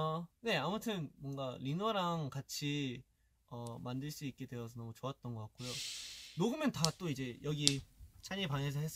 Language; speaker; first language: Korean; early bilingual, heritage; Korean